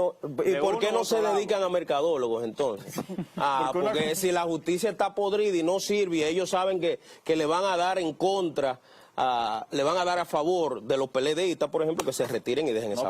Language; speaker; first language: Spanish; native; Spanish